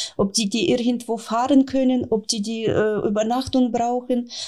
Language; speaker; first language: German; non-native, fluent; Ukrainian